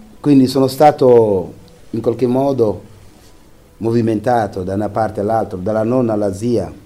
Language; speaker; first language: Italian; non-native, fluent; Wolof